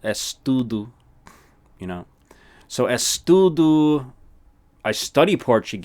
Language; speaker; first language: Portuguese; non-native, fluent; English